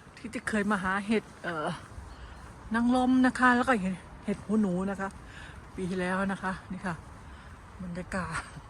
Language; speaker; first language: Thai; native; Thai